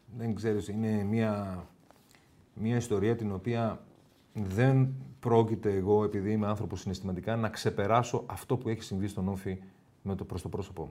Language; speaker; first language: Greek; native; Greek